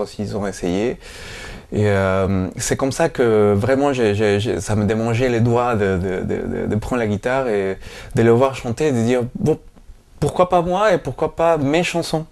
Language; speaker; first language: French; non-native, fluent; Spanish